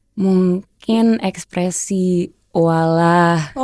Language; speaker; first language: Indonesian; early bilingual, heritage; German